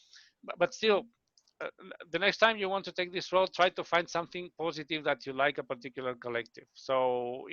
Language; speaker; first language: English; non-native, fluent; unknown